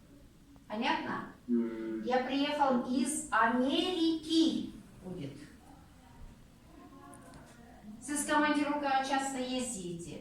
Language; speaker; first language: Russian; non-native, local second language; Kazakh